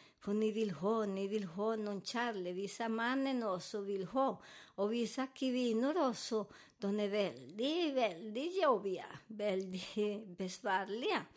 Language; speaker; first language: Swedish; non-native, learner; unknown